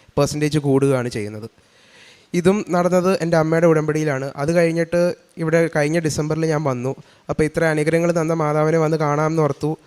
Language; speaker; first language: Malayalam; early bilingual, heritage; Malayalam